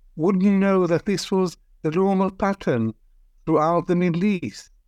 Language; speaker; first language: English; non-native, fluent; Arabic